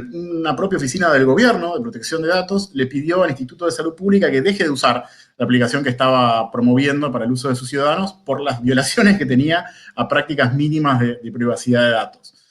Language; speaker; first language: Spanish; native; Spanish